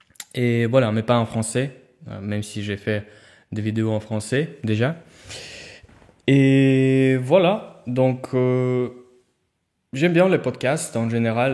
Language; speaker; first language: French; non-native, fluent; Russian